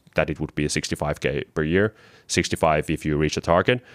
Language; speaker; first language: English; non-native, fluent; Finnish